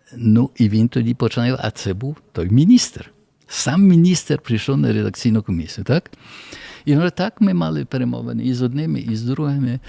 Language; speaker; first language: Ukrainian; early bilingual, heritage; Ukrainian